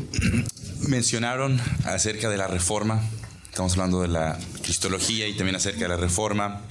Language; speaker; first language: Spanish; native; Spanish